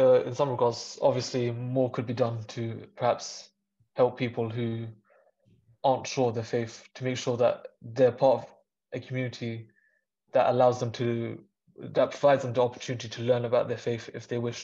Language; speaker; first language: English; native; English